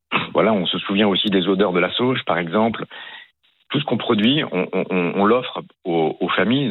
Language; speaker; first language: French; native; French